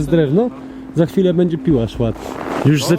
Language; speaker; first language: Polish; native; Polish